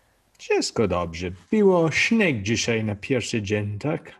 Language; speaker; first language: Polish; non-native, learner; English